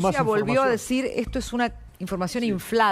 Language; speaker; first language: Spanish; native; Spanish